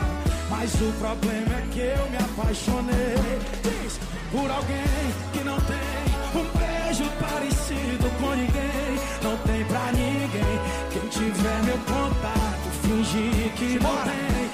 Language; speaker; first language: Portuguese; native; Portuguese